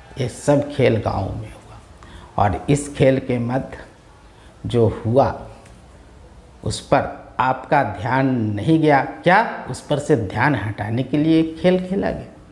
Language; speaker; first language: Hindi; native; Hindi